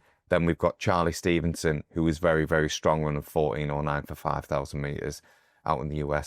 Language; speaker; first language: English; native; English